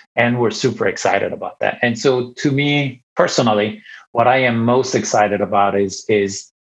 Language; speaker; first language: English; non-native, fluent; Italian